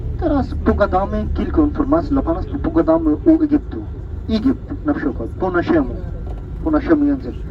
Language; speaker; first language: Polish; non-native, learner; Arabic